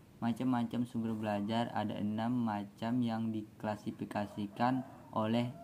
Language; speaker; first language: Indonesian; native; Indonesian